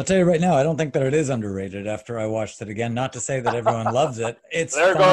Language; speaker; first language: English; native; English